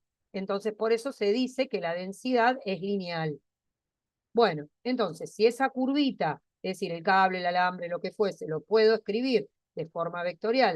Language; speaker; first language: Spanish; native; Spanish